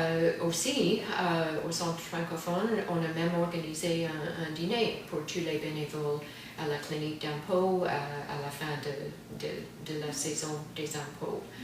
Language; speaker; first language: French; non-native, fluent; English